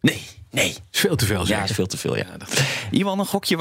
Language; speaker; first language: Dutch; native; Dutch